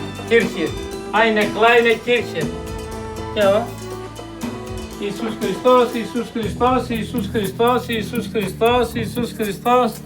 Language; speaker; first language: German; non-native, learner; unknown